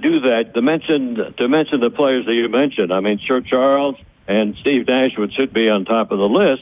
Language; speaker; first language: English; native; English